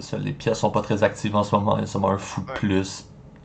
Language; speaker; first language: French; native; French